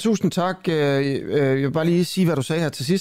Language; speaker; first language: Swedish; non-native, learner; Danish